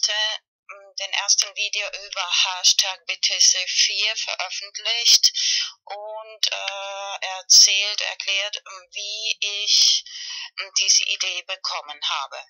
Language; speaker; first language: German; non-native, fluent; Spanish